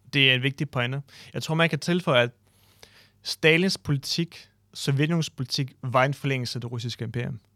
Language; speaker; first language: Danish; non-native, fluent; Ukrainian